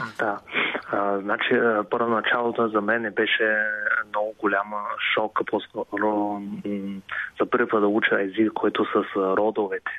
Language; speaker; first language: Bulgarian; non-native, fluent; Chinese